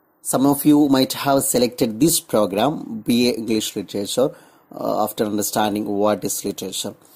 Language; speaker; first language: English; non-native, local second language; Malayalam